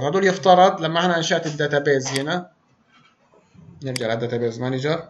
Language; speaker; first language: Arabic; native; Arabic